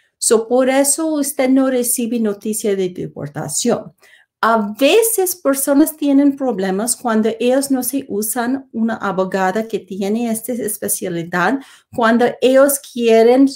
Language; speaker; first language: Spanish; non-native, learner; English